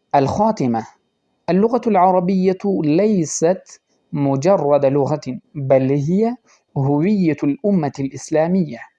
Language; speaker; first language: Arabic; non-native, fluent; Pashto